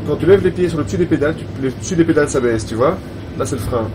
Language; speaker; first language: French; native; French